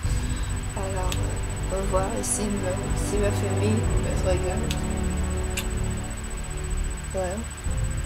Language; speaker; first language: French; non-native, learner; English